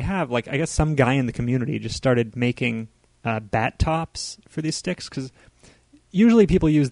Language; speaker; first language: English; native; English